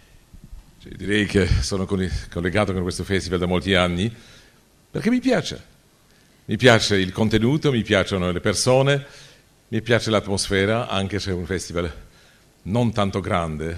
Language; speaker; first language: Italian; non-native, fluent; Polish